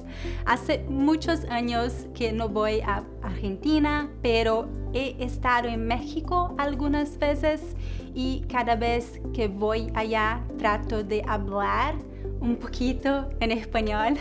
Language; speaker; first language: Spanish; non-native, learner; Portuguese